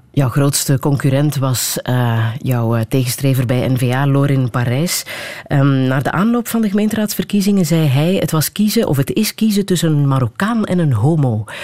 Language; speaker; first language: Dutch; native; Dutch